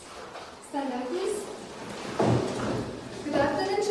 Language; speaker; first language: English; non-native, learner; Kazakh